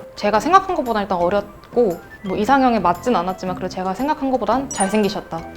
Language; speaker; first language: Korean; native; Korean